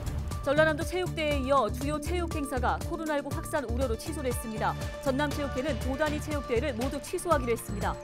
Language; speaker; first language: Korean; native; Korean